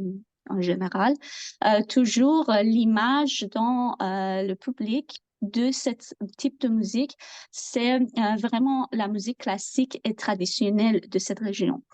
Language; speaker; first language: French; non-native, learner; Persian